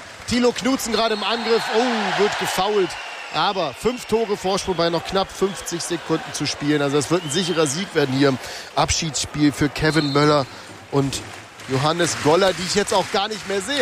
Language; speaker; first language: German; native; German